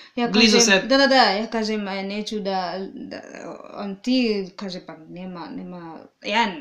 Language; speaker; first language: Serbian; non-native, fluent; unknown